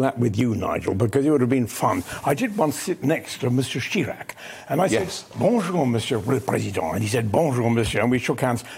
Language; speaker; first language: English; native; English